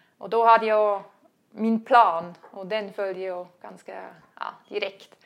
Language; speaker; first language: Swedish; non-native, fluent; German